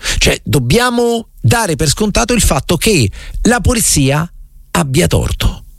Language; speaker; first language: Italian; native; Italian